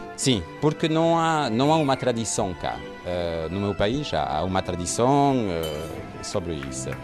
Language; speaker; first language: Portuguese; non-native, fluent; French